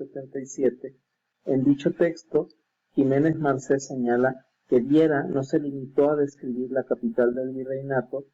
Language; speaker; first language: Spanish; native; Spanish